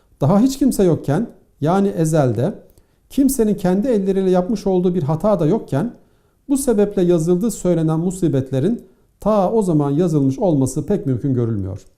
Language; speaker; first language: Turkish; native; Turkish